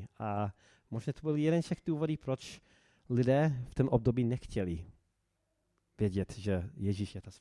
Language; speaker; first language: Czech; non-native, fluent; English